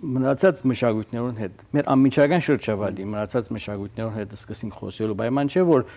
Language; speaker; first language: Armenian; early bilingual, heritage; Armenian